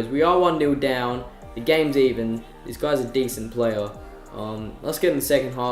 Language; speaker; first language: English; native; English